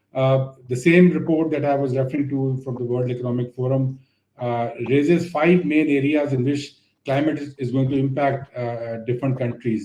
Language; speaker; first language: English; non-native, local second language; Urdu